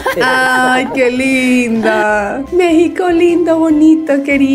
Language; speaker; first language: Spanish; native; Spanish